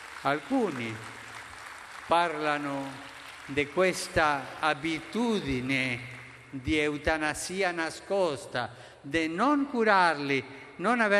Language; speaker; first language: Italian; non-native, fluent; Spanish